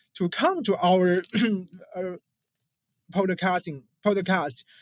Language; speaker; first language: English; non-native, fluent; Chinese